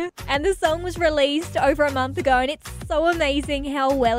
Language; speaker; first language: English; native; English